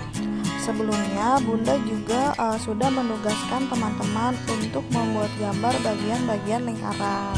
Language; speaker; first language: Indonesian; native; Indonesian